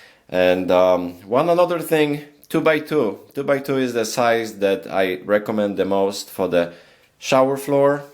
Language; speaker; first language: English; non-native, fluent; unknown